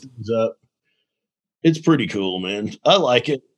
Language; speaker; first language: English; native; English